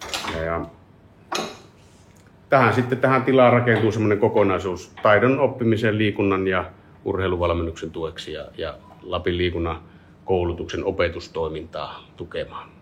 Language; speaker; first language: Finnish; native; Finnish